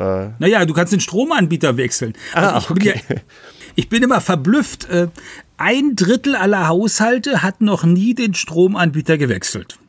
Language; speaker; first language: German; native; German